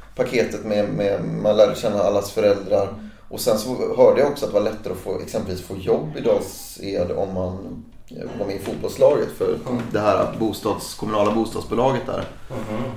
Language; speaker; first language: Swedish; native; Swedish